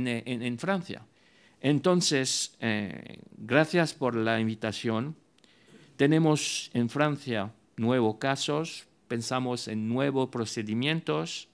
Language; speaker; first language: Spanish; non-native, fluent; French